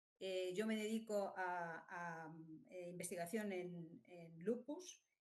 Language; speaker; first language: Spanish; native; Spanish